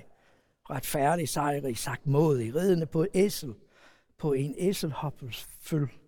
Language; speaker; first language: Danish; non-native, fluent; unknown